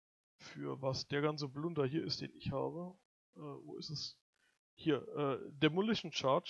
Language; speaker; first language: German; native; German